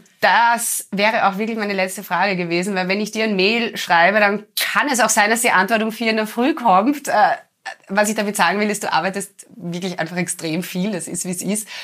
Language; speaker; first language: German; native; German